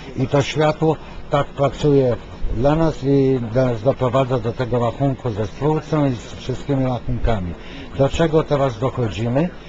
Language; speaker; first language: Polish; non-native, fluent; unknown